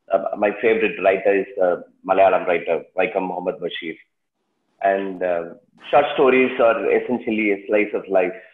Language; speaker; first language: English; non-native, local second language; Tamil